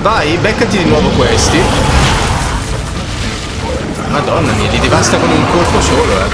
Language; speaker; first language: Italian; native; Italian